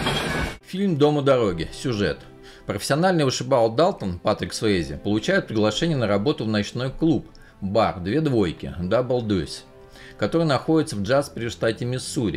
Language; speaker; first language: Russian; native; Russian